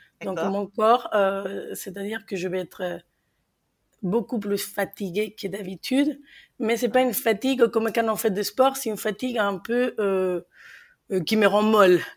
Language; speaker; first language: French; non-native, fluent; Spanish